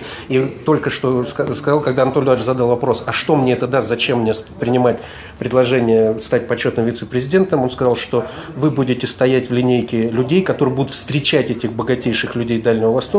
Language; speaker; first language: Russian; native; Russian